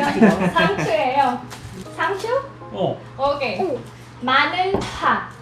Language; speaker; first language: Korean; non-native, local second language; Filipino